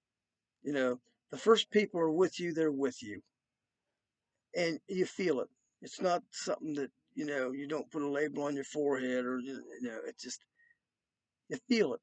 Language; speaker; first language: English; native; English